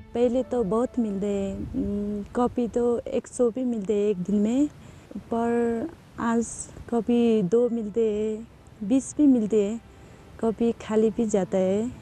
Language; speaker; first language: Hindi; non-native, learner; Nepali